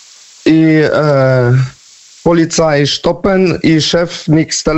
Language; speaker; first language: German; non-native, learner; Polish